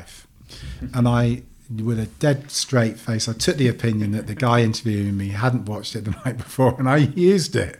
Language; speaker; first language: English; native; English